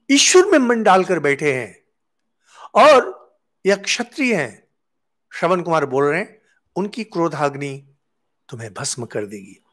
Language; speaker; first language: Hindi; non-native, local second language; Bangla